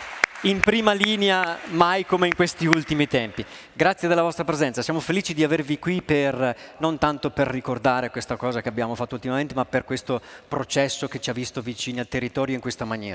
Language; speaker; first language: Italian; native; Italian